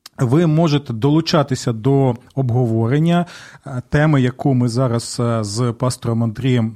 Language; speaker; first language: Ukrainian; native; Ukrainian